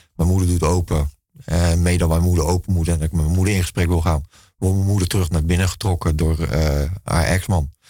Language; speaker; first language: Dutch; native; Dutch